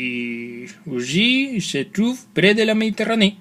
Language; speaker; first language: French; non-native, learner; Spanish